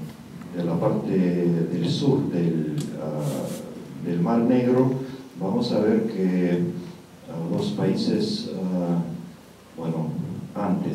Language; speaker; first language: Spanish; non-native, fluent; Russian